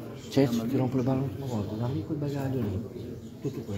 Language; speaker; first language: Italian; native; Italian